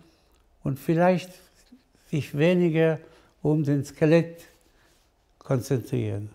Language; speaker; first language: German; non-native, fluent; Spanish